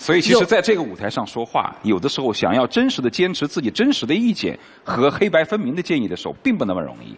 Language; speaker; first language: Chinese; native; Chinese